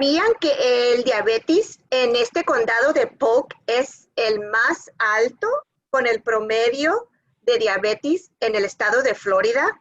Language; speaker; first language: Spanish; early bilingual, other home language; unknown